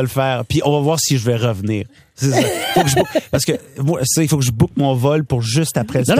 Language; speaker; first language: French; non-native, local second language; Punjabi